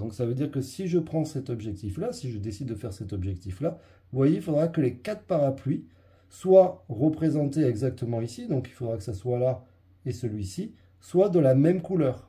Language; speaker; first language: French; native; French